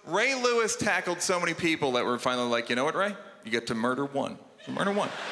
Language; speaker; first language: English; native; English